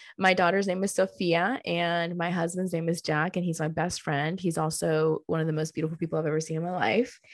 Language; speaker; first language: English; early bilingual, other home language; Spanish